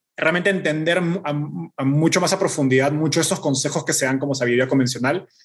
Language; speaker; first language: Spanish; native; Spanish